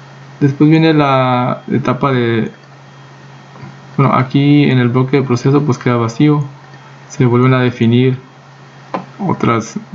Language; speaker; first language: Spanish; native; Spanish